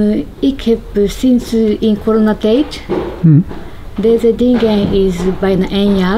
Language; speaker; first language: Dutch; non-native, learner; Japanese